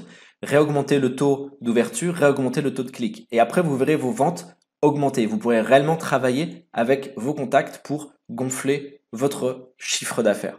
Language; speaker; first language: French; native; French